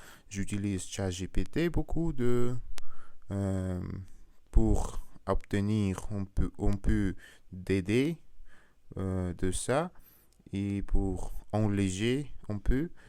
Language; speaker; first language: French; non-native, learner; Russian